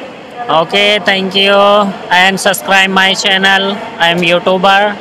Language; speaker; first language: English; non-native, learner; Hindi